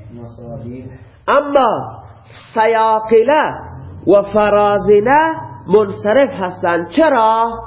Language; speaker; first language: Persian; non-native, local second language; Baluchi